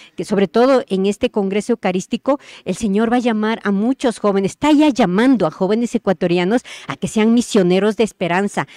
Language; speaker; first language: Spanish; native; Spanish